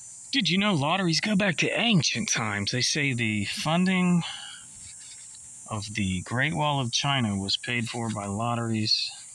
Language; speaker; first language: English; native; English